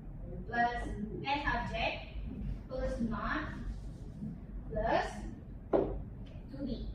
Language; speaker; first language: English; non-native, fluent; Indonesian